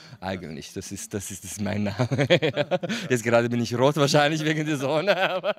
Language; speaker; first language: German; non-native, fluent; Kurdish